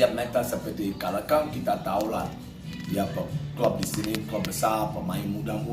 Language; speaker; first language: Indonesian; non-native, fluent; English